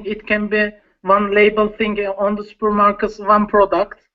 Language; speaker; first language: English; non-native, learner; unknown